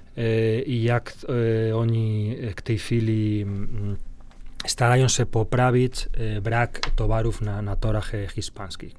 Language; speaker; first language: Polish; non-native, fluent; Spanish